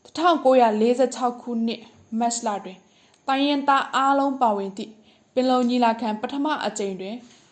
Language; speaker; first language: Burmese; non-native, local second language; Pa'o Karen